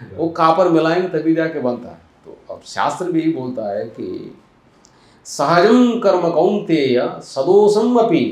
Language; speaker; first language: Hindi; non-native, local second language; Telugu